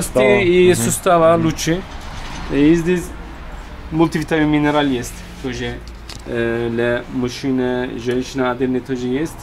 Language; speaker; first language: Russian; non-native, learner; Turkish